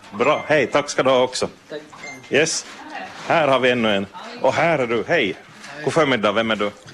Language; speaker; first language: Swedish; native; Swedish